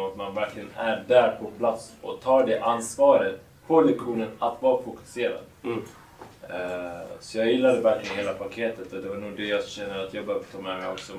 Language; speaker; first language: Swedish; native; Swedish